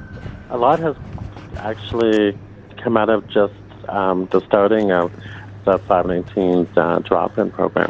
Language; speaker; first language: English; native; English